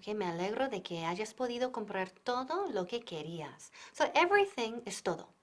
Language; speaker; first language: Spanish; non-native, fluent; English